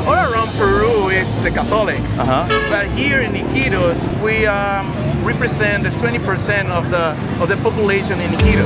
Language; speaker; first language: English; non-native, fluent; Spanish